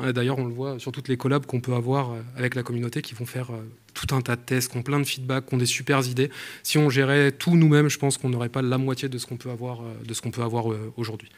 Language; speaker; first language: French; native; French